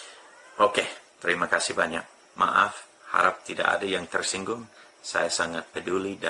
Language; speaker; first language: Indonesian; non-native, fluent; English